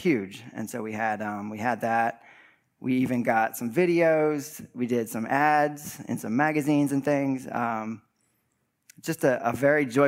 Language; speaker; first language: English; native; English